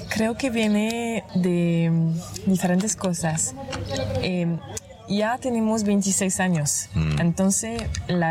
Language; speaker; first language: Spanish; non-native, fluent; French